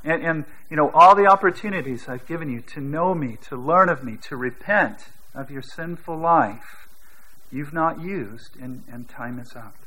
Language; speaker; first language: English; native; English